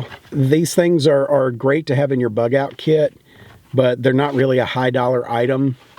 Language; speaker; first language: English; native; English